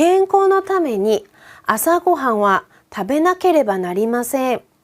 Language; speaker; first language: Japanese; non-native, fluent; Korean